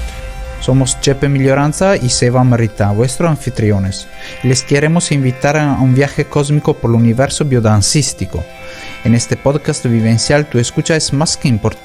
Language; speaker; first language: Spanish; non-native, fluent; Italian